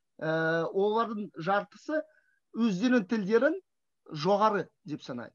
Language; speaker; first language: Kazakh; non-native, fluent; Russian